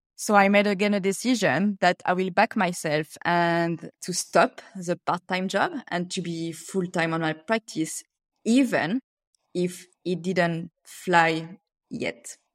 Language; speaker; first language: English; non-native, fluent; French